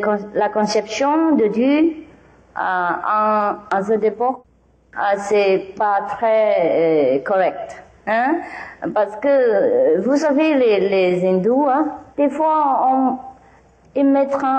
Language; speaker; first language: French; non-native, learner; Vietnamese